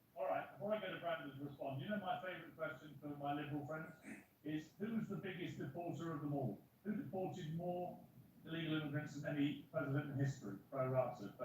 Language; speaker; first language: English; native; English